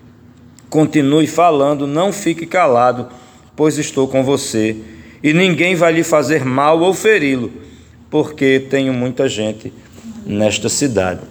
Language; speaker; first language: Portuguese; native; Portuguese